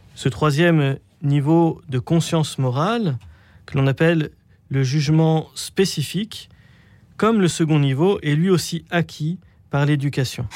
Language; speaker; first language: French; native; French